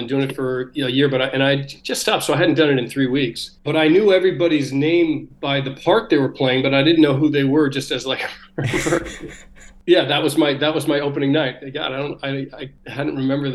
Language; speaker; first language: English; native; English